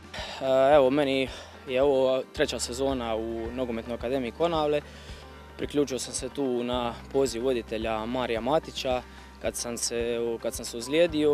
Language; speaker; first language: Croatian; native; Croatian